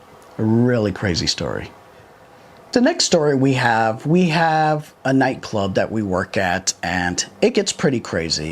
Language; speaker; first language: English; native; English